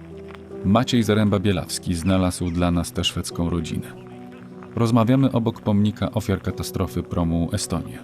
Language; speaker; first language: Polish; native; Polish